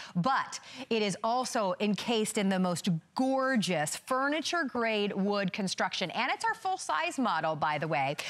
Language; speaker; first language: English; native; English